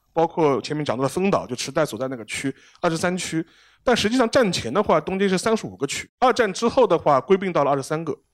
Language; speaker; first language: Chinese; native; Chinese